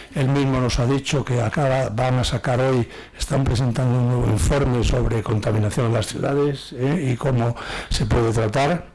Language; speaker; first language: Spanish; native; Spanish